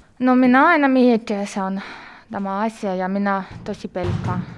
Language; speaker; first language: Finnish; non-native, learner; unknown